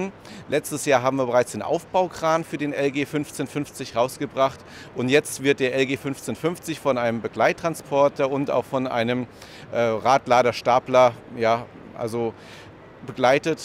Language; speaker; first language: German; native; German